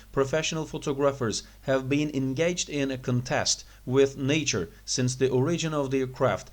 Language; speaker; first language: English; non-native, fluent; Turkish